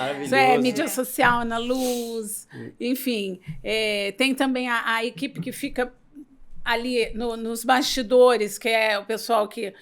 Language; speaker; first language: Portuguese; native; Portuguese